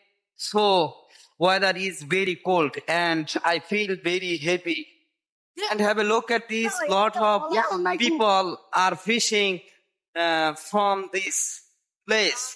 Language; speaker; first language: English; non-native, learner; Bangla